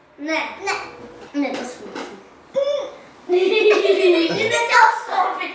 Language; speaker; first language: Greek; early bilingual, other home language; Chinese